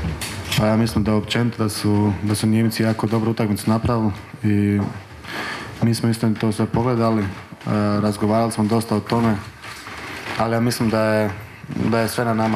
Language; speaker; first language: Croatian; early bilingual, heritage; Croatian